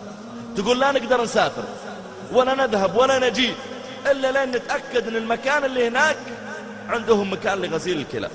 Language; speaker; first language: Arabic; native; Arabic